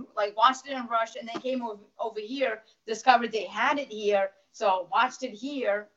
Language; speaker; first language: English; early bilingual, other home language; Russian